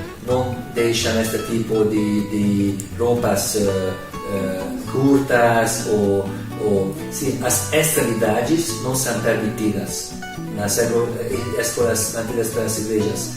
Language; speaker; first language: Portuguese; non-native, fluent; Hungarian